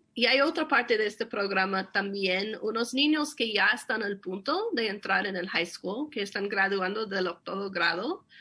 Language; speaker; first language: Spanish; non-native, fluent; English